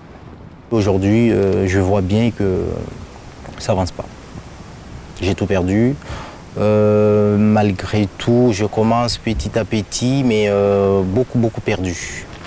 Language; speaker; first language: French; non-native, local second language; Comorian